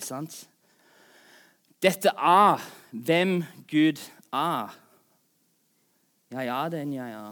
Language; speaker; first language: Norwegian; non-native, fluent; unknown